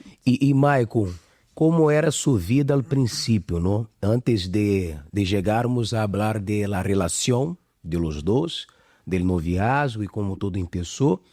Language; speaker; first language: Spanish; non-native, fluent; Portuguese